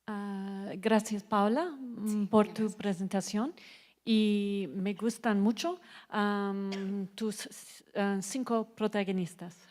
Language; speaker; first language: Spanish; non-native, learner; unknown